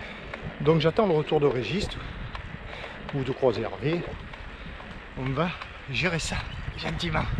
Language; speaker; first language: French; native; French